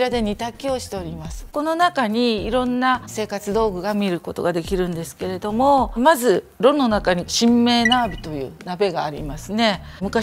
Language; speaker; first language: Japanese; native; Japanese